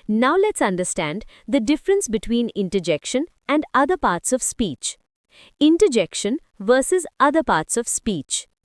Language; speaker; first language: English; non-native, local second language; Hindi